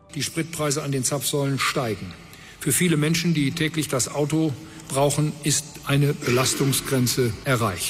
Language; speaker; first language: German; native; German